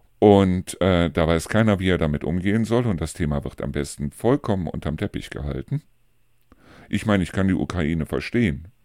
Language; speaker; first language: German; native; German